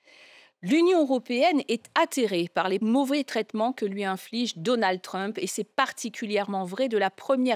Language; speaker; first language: French; native; French